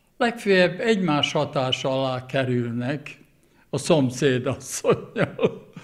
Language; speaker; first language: Hungarian; native; Hungarian